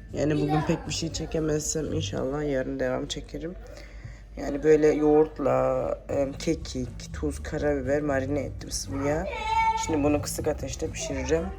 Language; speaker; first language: Turkish; early bilingual, heritage; Turkish